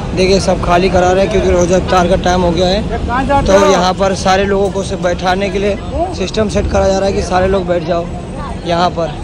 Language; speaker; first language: Hindi; native; Hindi